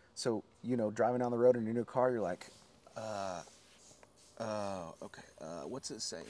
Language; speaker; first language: English; native; English